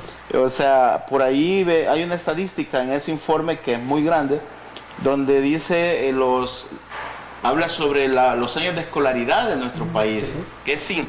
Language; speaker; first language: Spanish; native; Spanish